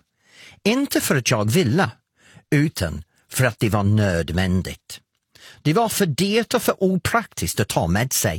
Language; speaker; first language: Swedish; non-native, fluent; English